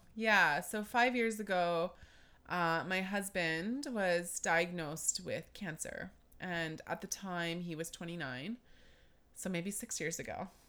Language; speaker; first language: English; native; English